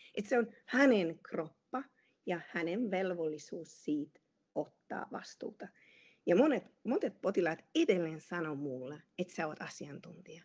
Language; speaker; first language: Finnish; non-native, fluent; Hungarian